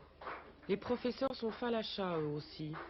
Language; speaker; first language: French; native; French